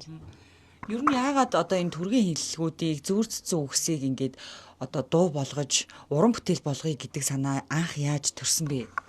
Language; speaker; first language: Mongolian; native; Mongolian